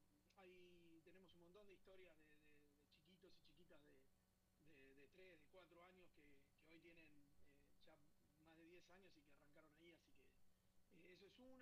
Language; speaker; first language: Spanish; native; Spanish